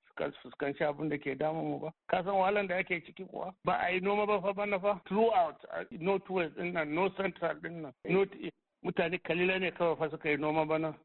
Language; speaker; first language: Hausa; non-native, local second language; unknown